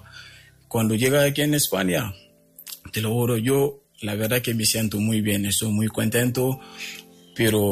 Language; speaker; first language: Spanish; non-native, fluent; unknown